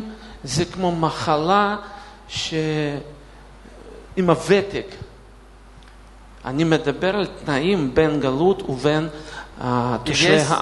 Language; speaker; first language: Hebrew; non-native, fluent; Russian